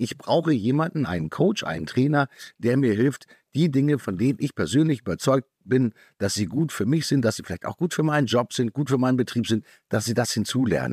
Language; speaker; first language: German; native; German